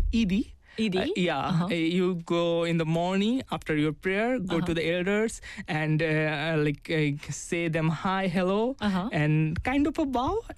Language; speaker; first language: English; non-native, local second language; Bangla